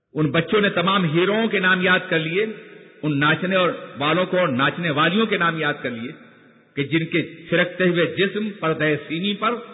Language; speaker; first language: Urdu; native; Urdu